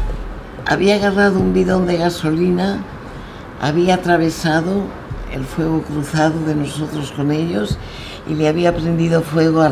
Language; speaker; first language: Spanish; native; Spanish